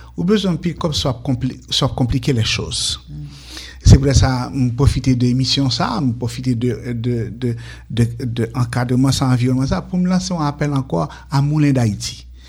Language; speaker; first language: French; non-native, local second language; Haitian Creole